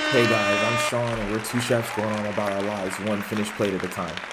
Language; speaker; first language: English; native; English